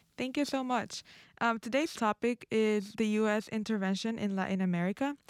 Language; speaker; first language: English; non-native, fluent; Spanish